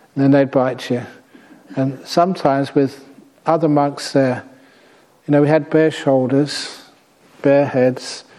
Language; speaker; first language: English; native; English